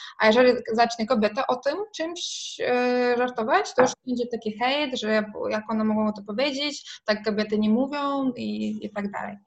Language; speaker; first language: Polish; non-native, fluent; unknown